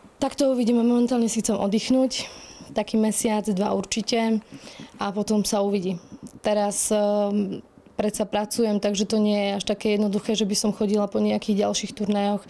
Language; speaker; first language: Slovak; native; Slovak